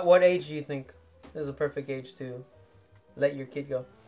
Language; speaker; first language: English; early bilingual, other home language; Spanish